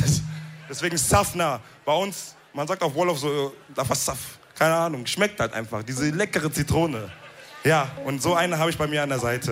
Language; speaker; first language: German; early bilingual, other home language; Wolof